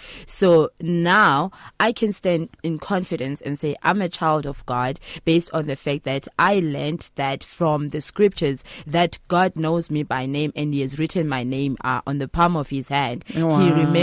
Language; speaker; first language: English; non-native, local second language; Xhosa